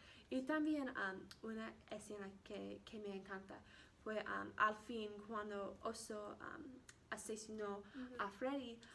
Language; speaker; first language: Spanish; non-native, learner; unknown